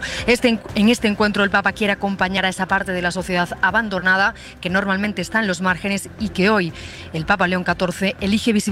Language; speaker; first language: Spanish; native; Spanish